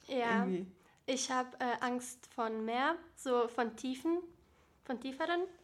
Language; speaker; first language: German; early bilingual, other home language; Bosnian